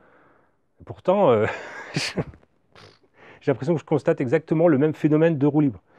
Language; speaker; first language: French; native; French